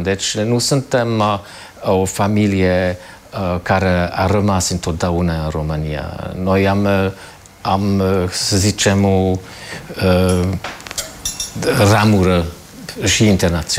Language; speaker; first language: Romanian; non-native, fluent; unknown